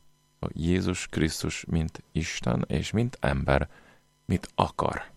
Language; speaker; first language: Hungarian; non-native, fluent; English